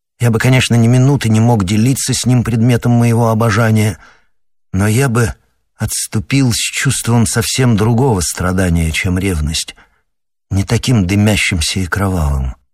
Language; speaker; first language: Russian; native; Russian